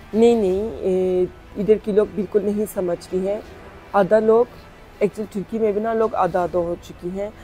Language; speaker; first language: Urdu; non-native, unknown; Turkish